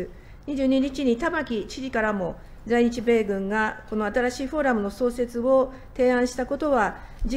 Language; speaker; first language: Japanese; native; Japanese